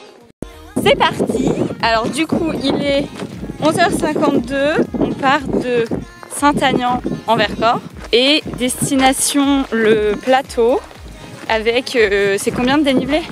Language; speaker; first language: French; native; French